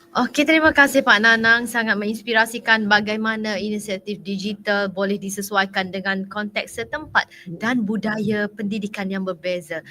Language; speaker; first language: Malay; native; Malay